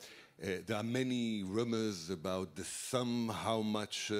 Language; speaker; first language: English; non-native, fluent; Hebrew